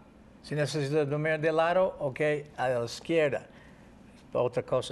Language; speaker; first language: Spanish; non-native, learner; English